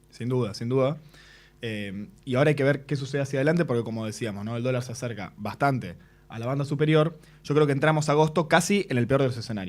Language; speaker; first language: Spanish; native; Spanish